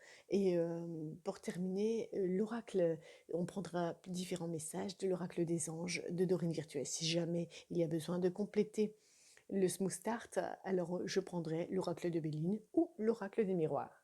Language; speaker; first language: French; native; French